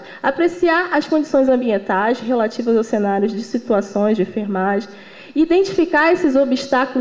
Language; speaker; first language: Portuguese; native; Portuguese